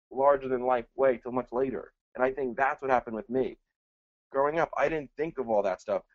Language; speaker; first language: English; early bilingual, other home language; Spanish